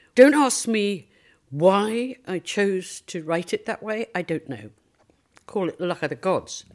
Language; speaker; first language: English; native; English